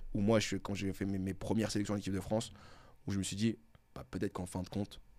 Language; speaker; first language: French; native; French